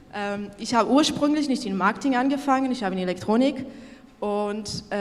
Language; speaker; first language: German; non-native, local second language; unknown